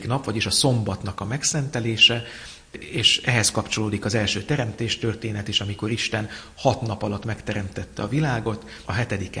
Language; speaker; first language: Hungarian; native; Hungarian